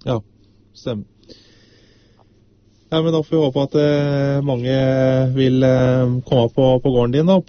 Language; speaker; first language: Norwegian; native; Norwegian